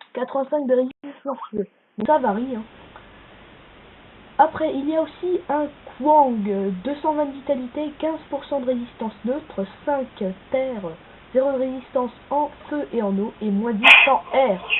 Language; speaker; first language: French; native; French